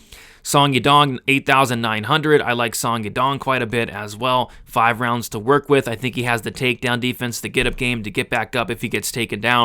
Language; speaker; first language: English; native; English